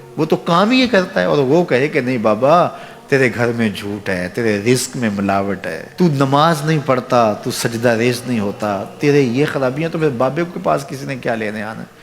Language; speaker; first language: Urdu; non-native, local second language; Punjabi